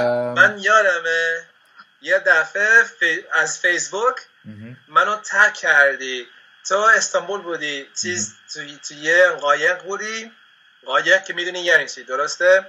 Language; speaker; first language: Persian; non-native, fluent; Spanish